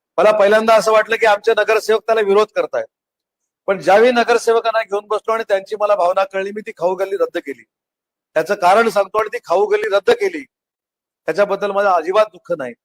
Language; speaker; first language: Marathi; native; Marathi